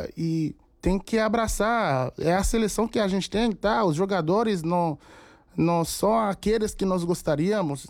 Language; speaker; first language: Portuguese; non-native, fluent; Haitian Creole